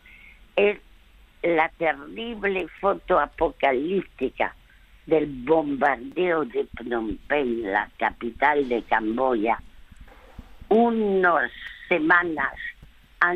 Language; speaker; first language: Spanish; early bilingual, other home language; French